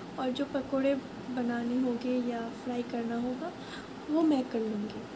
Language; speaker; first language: Hindi; non-native, local second language; Bangla